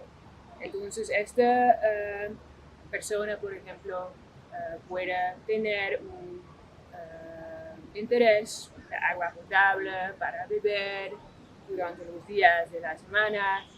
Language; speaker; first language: Spanish; non-native, fluent; Dutch